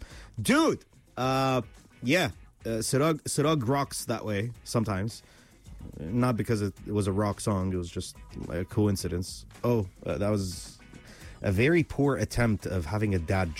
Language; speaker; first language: English; non-native, local second language; Arabic